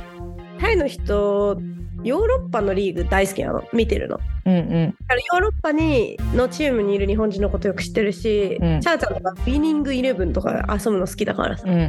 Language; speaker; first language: Japanese; native; Japanese